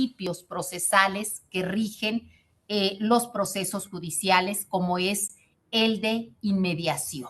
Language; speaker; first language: Spanish; native; Spanish